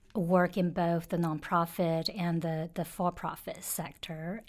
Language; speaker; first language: English; non-native, fluent; Chinese